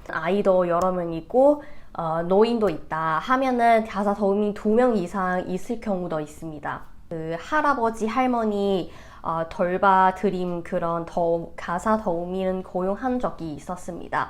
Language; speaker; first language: Korean; non-native, fluent; Cantonese